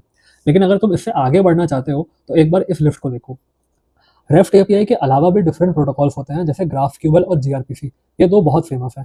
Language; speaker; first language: Hindi; native; Hindi